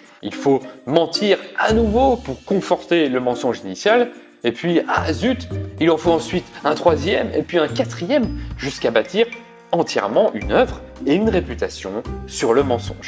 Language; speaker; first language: French; native; French